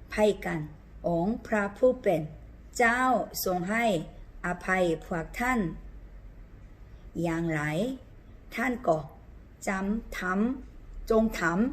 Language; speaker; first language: Thai; non-native, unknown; Korean